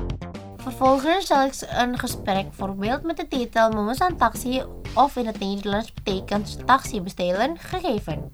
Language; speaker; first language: Dutch; non-native, fluent; Indonesian